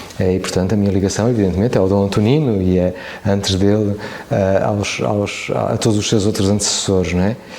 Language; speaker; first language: Portuguese; native; Portuguese